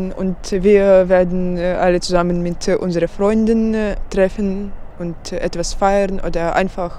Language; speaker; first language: German; non-native, learner; Belarusian